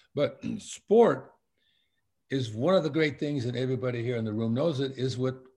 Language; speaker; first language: English; native; English